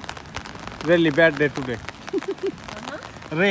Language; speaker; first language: English; non-native, learner; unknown